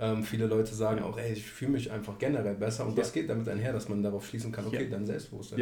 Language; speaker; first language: German; native; German